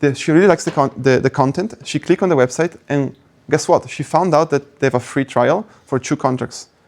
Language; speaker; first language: English; non-native, fluent; Italian